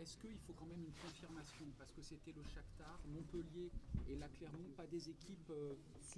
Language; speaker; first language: French; native; French